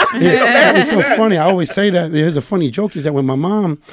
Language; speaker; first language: English; native; English